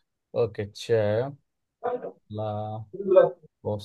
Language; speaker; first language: Italian; non-native, learner; Bangla